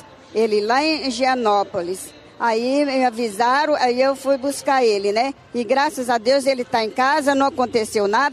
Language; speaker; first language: Portuguese; native; Portuguese